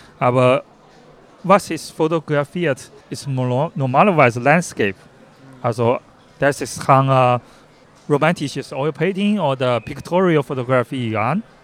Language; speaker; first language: German; non-native, learner; Chinese